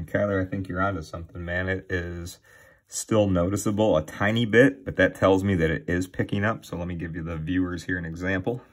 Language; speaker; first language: English; native; English